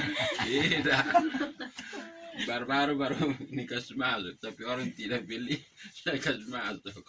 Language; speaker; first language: Indonesian; non-native, local second language; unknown